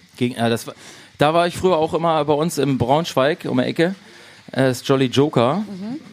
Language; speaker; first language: German; native; German